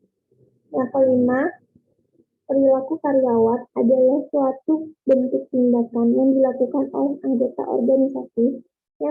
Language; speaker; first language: Indonesian; native; Indonesian